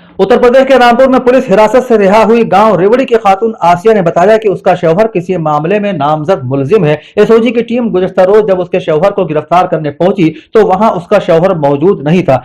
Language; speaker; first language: Urdu; native; Urdu